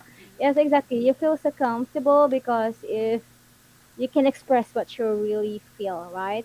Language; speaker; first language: English; non-native, local second language; Filipino